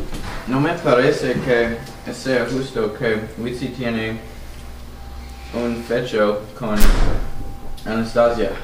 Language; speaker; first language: Spanish; non-native, learner; English